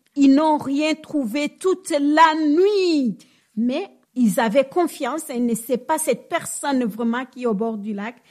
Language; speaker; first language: French; non-native, local second language; Swahili